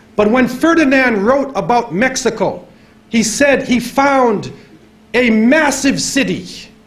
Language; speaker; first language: English; native; English